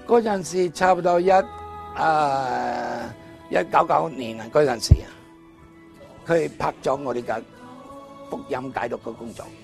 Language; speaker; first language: Chinese; non-native, learner; English